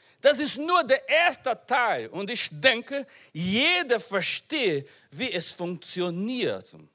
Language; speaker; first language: German; non-native, learner; Portuguese